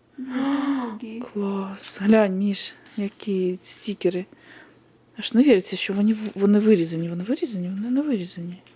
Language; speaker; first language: Ukrainian; non-native, local second language; Russian